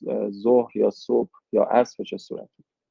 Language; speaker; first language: Persian; native; Persian